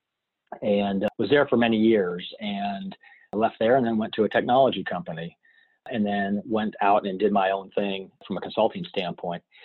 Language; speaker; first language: English; native; English